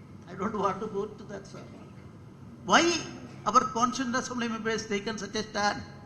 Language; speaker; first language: English; non-native, local second language; Malayalam